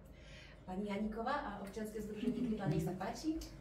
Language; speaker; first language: Slovak; native; Slovak